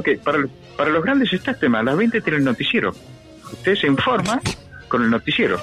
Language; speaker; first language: Spanish; native; Spanish